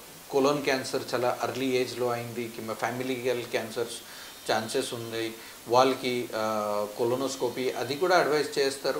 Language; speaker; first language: Telugu; non-native, fluent; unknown